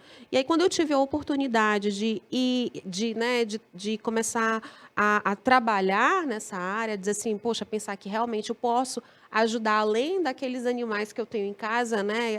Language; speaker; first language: Portuguese; native; Portuguese